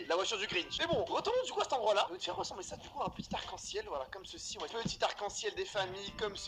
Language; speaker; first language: French; native; French